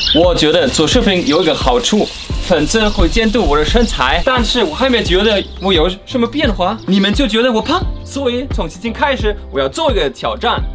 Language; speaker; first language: Chinese; non-native, fluent; German